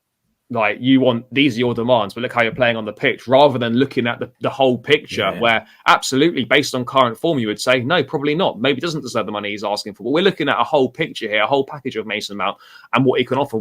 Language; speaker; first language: English; native; English